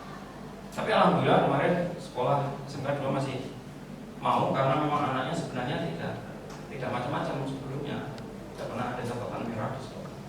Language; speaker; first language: Indonesian; native; Indonesian